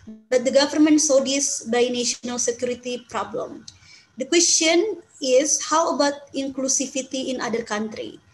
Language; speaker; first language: English; non-native, fluent; Indonesian